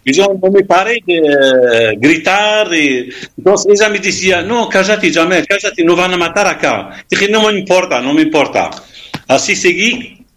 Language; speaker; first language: Spanish; non-native, fluent; Arabic